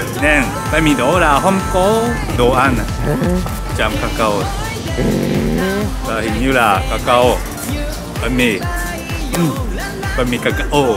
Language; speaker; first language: Vietnamese; non-native, learner; Japanese